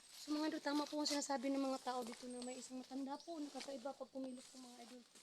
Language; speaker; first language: Filipino; non-native, local second language; Cebuano